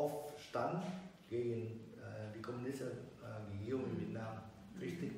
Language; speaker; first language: German; non-native, learner; Vietnamese